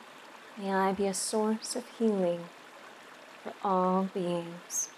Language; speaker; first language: English; native; English